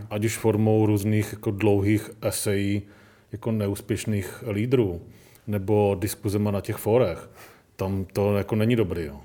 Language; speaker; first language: Czech; early bilingual, other home language; Greek